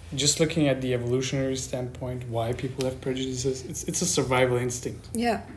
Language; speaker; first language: English; non-native, fluent; Persian